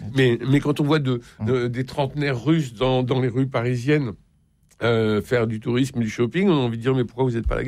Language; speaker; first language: French; native; French